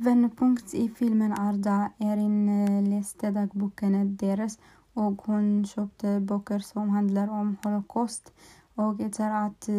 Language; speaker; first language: Swedish; non-native, learner; Norwegian